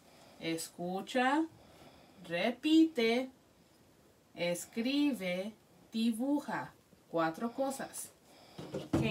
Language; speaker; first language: Spanish; early bilingual, heritage; Spanish